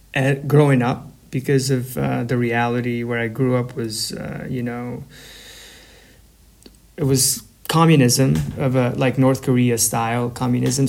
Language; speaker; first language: English; non-native, fluent; Albanian